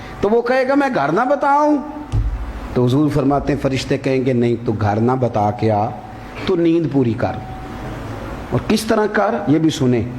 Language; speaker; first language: Urdu; non-native, local second language; Punjabi